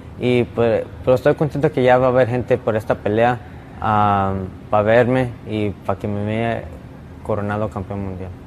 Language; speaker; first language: Spanish; early bilingual, heritage; Spanish